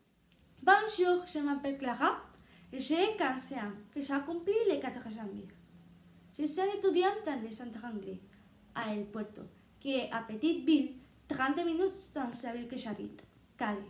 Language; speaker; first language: French; non-native, learner; Spanish